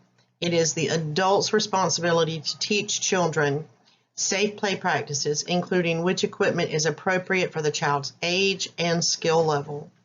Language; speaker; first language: English; native; English